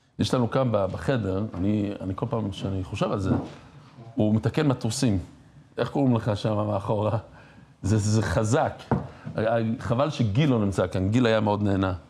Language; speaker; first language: Hebrew; non-native, fluent; English